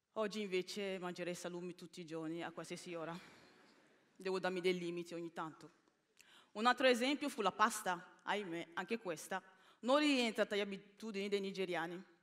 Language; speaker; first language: Italian; early bilingual, other home language; Bini